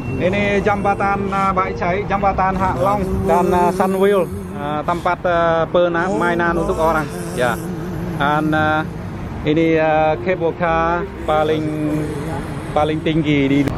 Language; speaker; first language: Indonesian; non-native, learner; Vietnamese